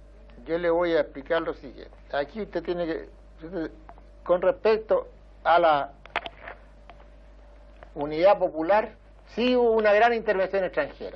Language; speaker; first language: Spanish; native; Spanish